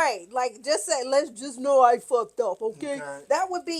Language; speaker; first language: English; native; English